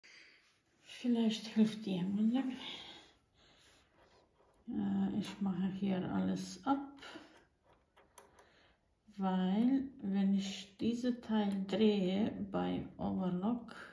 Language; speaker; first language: German; non-native, fluent; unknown